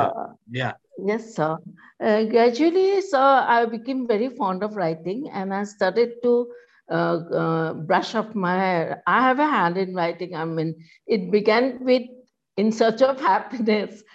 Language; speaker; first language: English; non-native, local second language; Assamese